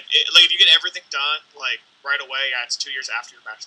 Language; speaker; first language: English; native; English